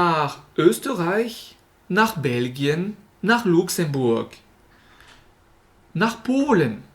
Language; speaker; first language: German; non-native, fluent; French